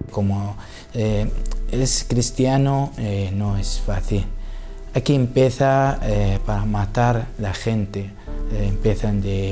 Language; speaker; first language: Spanish; non-native, learner; Assyrian Neo-Aramaic